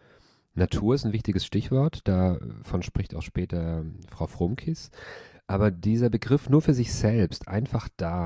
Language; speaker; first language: German; native; German